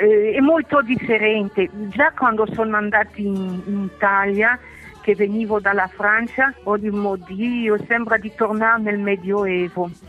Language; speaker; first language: Italian; early bilingual, heritage; French